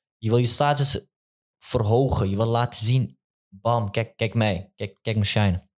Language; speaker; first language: Dutch; early bilingual, other home language; Turkish